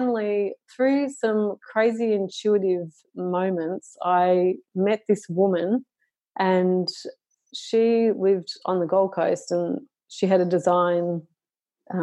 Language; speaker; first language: English; native; English